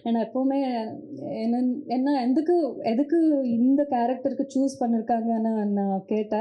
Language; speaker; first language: Tamil; non-native, learner; Kannada